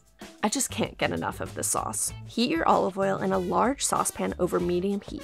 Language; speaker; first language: English; native; English